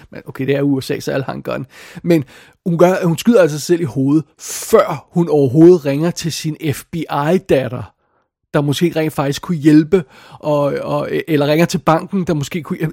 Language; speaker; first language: Danish; native; Danish